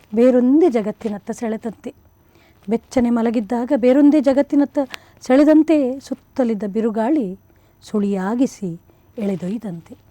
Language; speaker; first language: Kannada; non-native, local second language; Konkani